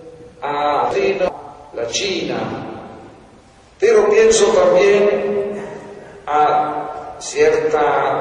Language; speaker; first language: Spanish; non-native, fluent; Italian